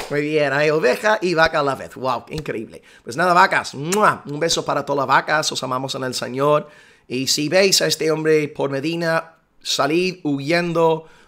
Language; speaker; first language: Spanish; non-native, fluent; English